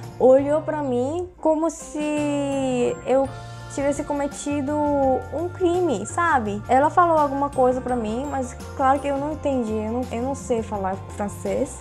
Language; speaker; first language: Portuguese; non-native, fluent; Korean